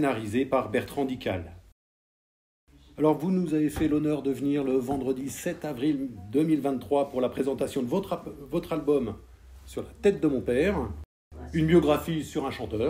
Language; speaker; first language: French; native; French